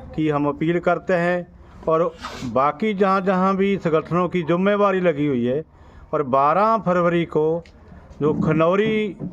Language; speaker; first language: Hindi; non-native, local second language; Punjabi